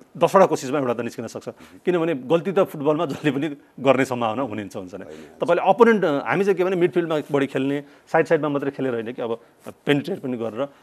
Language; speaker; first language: Nepali; native; Nepali